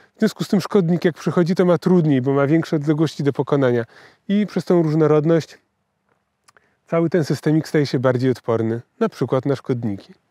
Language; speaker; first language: Polish; native; Polish